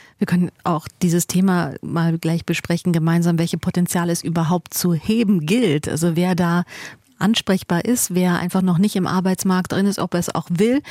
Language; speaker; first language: German; native; German